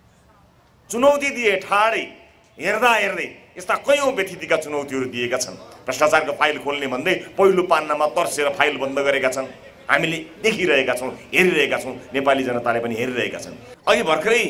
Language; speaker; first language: Nepali; native; Nepali